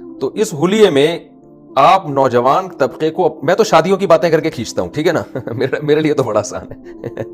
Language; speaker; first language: Urdu; native; Urdu